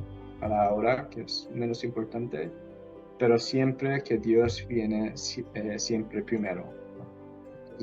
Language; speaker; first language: Spanish; non-native, fluent; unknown